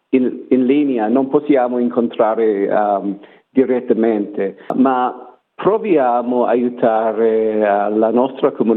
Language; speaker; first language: Italian; non-native, learner; English